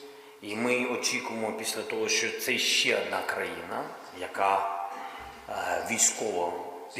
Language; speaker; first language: Ukrainian; non-native, local second language; Russian